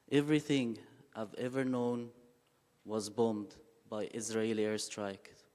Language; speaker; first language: English; non-native, fluent; Arabic